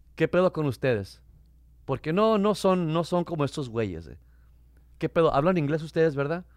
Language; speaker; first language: Spanish; native; Spanish